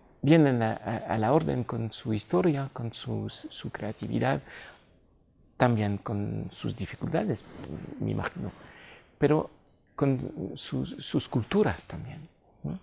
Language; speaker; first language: Spanish; non-native, fluent; French